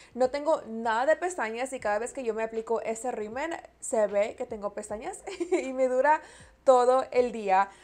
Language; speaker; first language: Spanish; early bilingual, heritage; Spanish